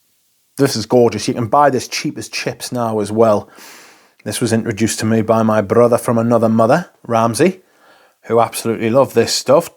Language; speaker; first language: English; native; English